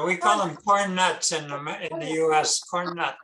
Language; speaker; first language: English; native; English